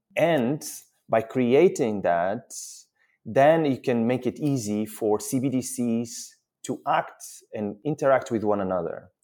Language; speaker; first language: English; non-native, fluent; Portuguese